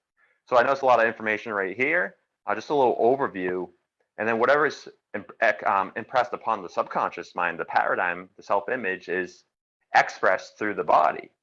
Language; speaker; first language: English; native; English